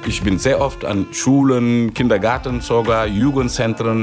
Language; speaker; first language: German; non-native, fluent; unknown